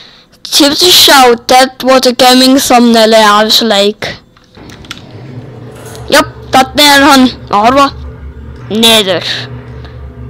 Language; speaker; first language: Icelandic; non-native, learner; Danish